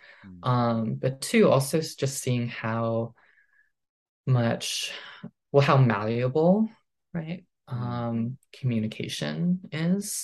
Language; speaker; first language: English; early bilingual, other home language; Min Nan Chinese